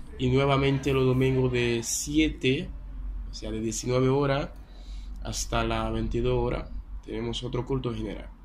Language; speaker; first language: Spanish; non-native, fluent; Haitian Creole